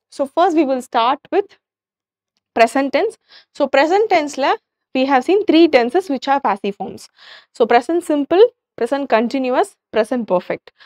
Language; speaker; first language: English; non-native, local second language; Tamil